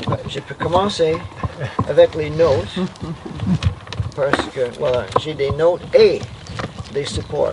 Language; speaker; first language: French; non-native, fluent; English